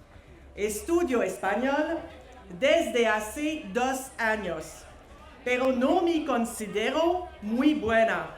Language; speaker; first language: Spanish; non-native, learner; French